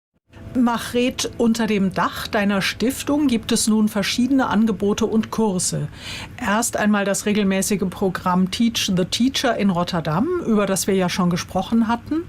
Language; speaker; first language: German; native; German